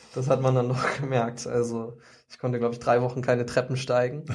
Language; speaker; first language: German; native; German